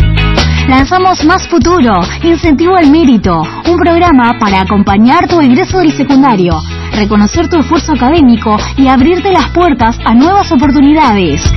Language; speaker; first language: Spanish; native; Spanish